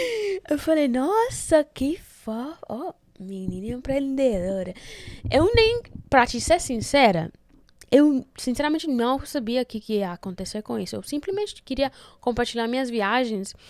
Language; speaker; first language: Portuguese; early bilingual, heritage; Portuguese